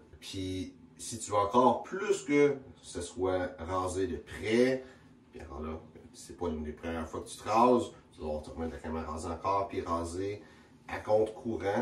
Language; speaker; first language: French; native; French